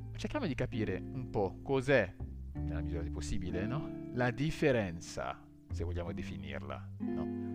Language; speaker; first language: Italian; non-native, fluent; French